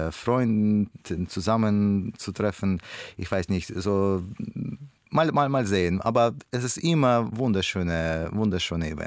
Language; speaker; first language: German; non-native, learner; Russian